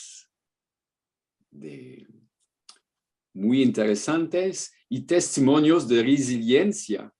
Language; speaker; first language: Spanish; non-native, fluent; French